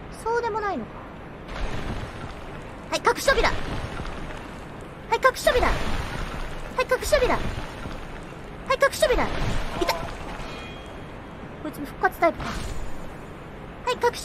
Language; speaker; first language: Japanese; native; Japanese